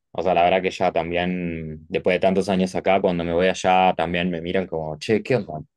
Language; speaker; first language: Spanish; non-native, fluent; Italian